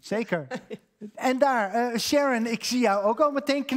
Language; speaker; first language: Dutch; native; Dutch